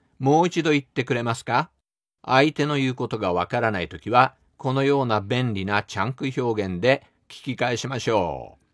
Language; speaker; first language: Japanese; native; Japanese